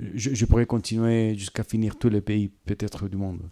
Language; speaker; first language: French; non-native, fluent; Spanish